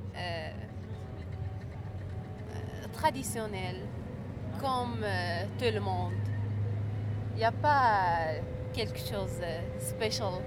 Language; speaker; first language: French; non-native, learner; Arabic